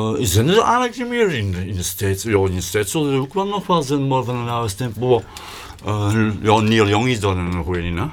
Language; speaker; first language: Dutch; native; Dutch